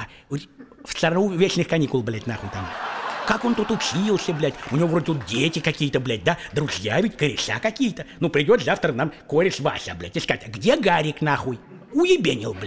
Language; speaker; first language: Russian; native; Russian